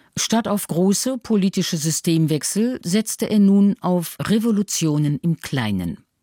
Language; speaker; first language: German; native; German